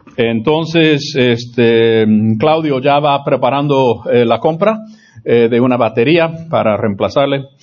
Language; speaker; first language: Spanish; non-native, fluent; English